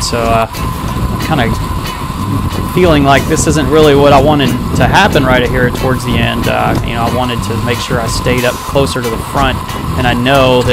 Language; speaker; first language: English; native; English